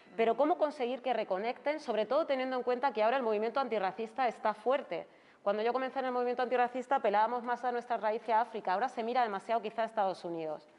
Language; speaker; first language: Spanish; native; Spanish